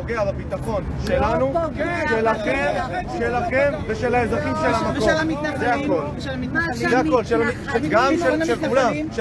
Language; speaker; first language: Hebrew; native; Hebrew